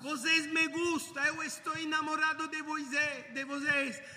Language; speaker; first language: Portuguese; non-native, learner; Italian